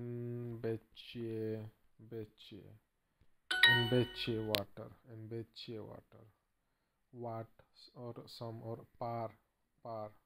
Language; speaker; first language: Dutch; non-native, learner; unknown